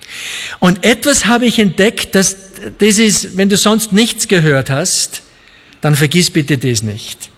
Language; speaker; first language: German; native; German